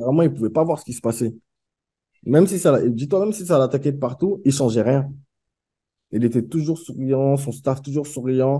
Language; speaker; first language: French; native; French